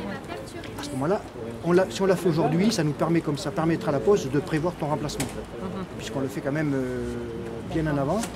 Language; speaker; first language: French; native; French